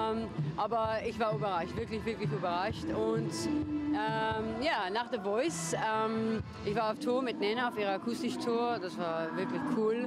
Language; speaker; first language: German; non-native, learner; English